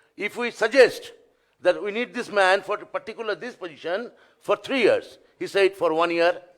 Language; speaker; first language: English; non-native, local second language; Bangla